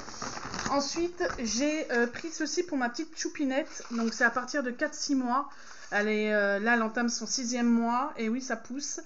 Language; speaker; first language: French; native; French